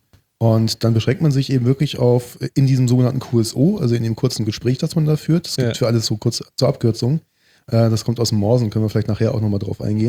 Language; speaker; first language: German; native; German